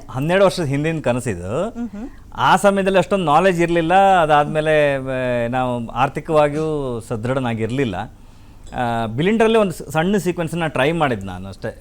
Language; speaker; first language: Kannada; native; Kannada